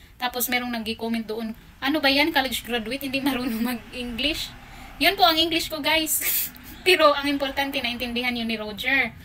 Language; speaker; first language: Filipino; non-native, local second language; Cebuano